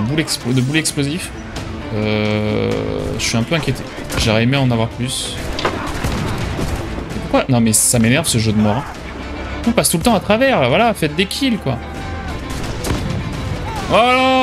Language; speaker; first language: French; native; French